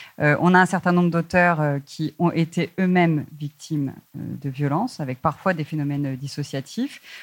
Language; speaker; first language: French; native; French